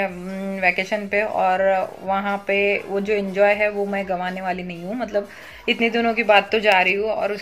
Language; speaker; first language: Hindi; native; Hindi